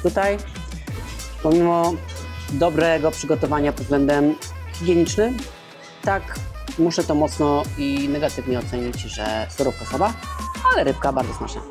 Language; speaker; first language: Polish; native; Polish